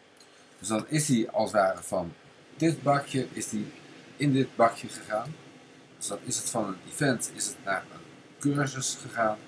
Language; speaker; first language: Dutch; native; Dutch